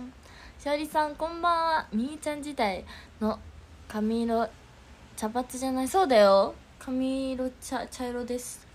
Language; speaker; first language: Japanese; native; Japanese